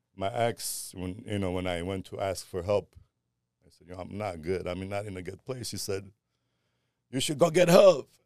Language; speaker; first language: English; early bilingual, other home language; Armenian